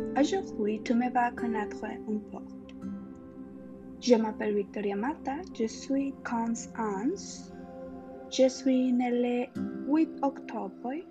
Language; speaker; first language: French; non-native, learner; Spanish